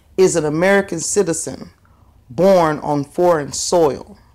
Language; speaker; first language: English; native; English